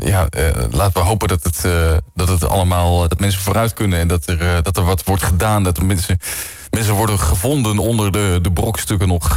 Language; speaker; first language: Dutch; native; Dutch